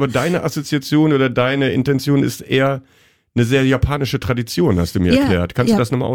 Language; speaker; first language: German; native; German